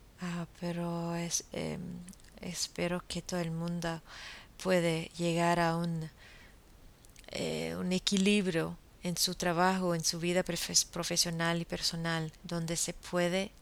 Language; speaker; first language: Spanish; non-native, fluent; English